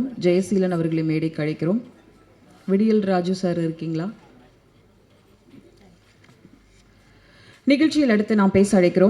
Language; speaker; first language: Tamil; native; Tamil